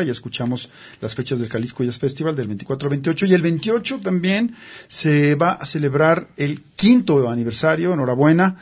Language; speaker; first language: Spanish; native; Spanish